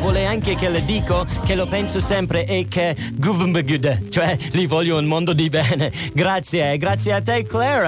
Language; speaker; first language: Italian; non-native, fluent; English